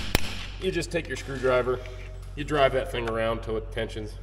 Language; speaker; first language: English; native; English